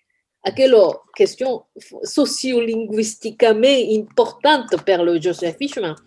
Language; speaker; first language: French; non-native, fluent; Japanese